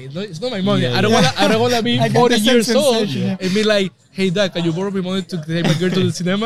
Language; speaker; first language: English; non-native, fluent; Spanish